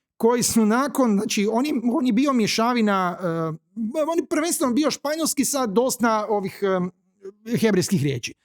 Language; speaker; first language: Croatian; native; Croatian